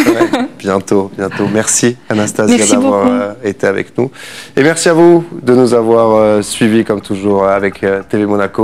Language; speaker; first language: French; native; French